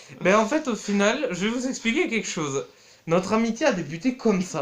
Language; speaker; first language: French; native; French